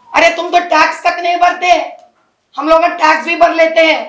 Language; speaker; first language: Hindi; non-native, local second language; Telugu